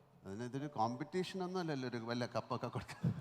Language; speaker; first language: Malayalam; native; Malayalam